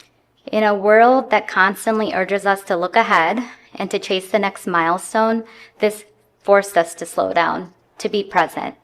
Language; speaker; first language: English; native; English